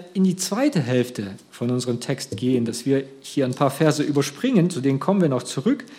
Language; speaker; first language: German; early bilingual, other home language; Russian